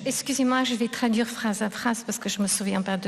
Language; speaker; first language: French; non-native, fluent; Russian